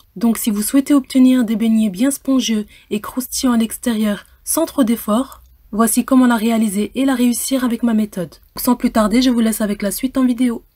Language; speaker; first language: French; non-native, local second language; Arabic